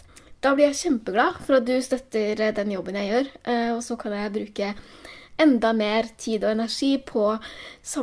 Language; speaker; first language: Norwegian; native; Norwegian